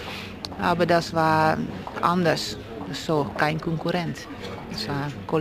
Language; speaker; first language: German; non-native, fluent; Dutch